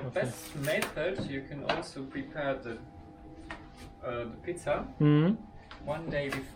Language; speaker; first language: English; non-native, fluent; Italian